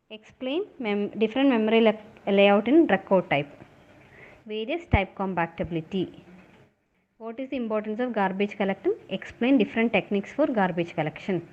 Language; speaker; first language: English; non-native, local second language; Malayalam